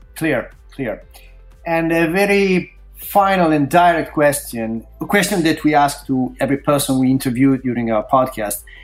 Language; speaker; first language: English; non-native, fluent; Italian